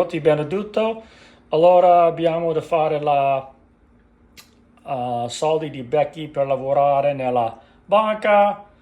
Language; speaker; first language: Italian; non-native, learner; English